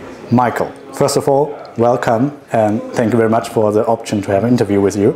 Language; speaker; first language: English; non-native, fluent; German